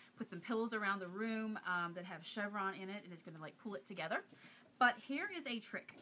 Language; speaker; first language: English; native; English